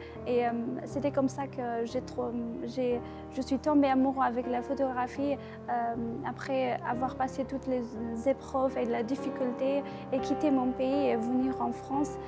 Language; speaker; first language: French; non-native, fluent; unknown